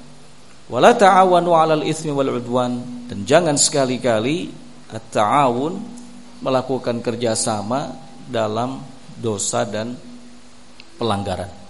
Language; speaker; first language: Indonesian; native; Indonesian